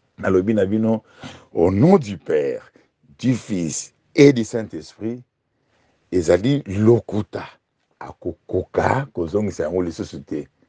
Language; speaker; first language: Lingala; native; Lingala